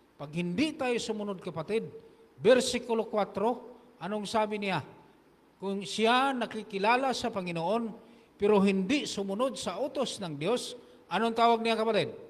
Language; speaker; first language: Filipino; non-native, local second language; Hiligaynon